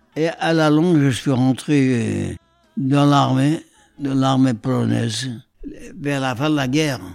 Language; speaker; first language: French; early bilingual, other home language; Polish